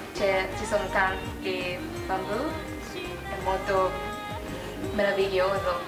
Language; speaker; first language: Italian; non-native, learner; Japanese